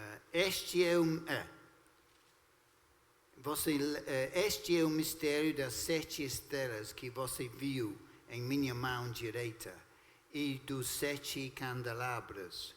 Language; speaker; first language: Portuguese; non-native, fluent; English